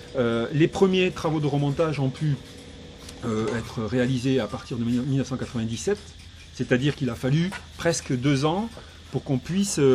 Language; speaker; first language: French; native; French